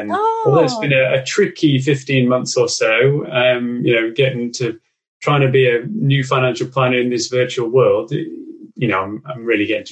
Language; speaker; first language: English; native; English